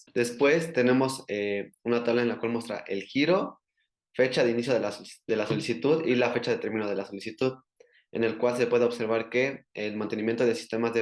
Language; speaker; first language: Spanish; native; Spanish